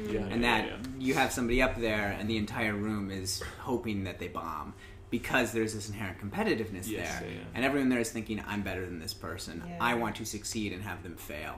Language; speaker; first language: English; native; English